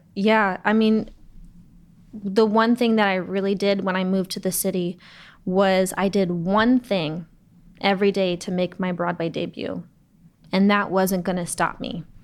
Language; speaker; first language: English; native; English